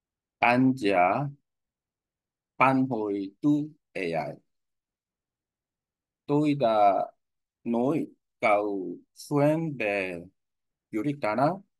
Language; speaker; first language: Vietnamese; non-native, learner; Korean